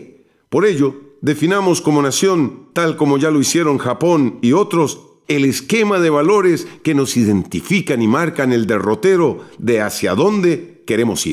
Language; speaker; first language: Spanish; native; Spanish